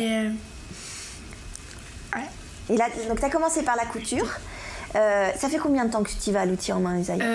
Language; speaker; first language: French; native; French